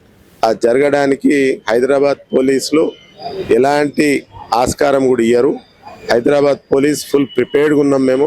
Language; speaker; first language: Telugu; native; Telugu